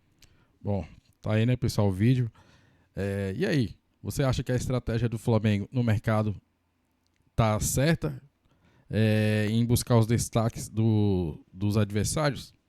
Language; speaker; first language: Portuguese; native; Portuguese